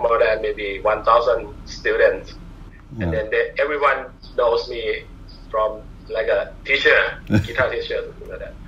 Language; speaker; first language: English; non-native, learner; Thai